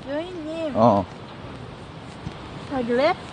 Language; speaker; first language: Korean; non-native, learner; Japanese